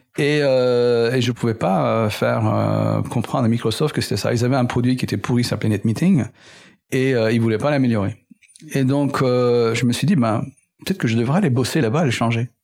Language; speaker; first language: French; native; French